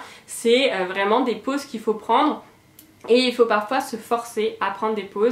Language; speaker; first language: French; native; French